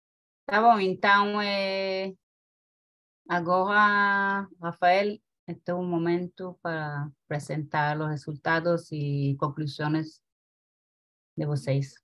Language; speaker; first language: Portuguese; non-native, learner; Spanish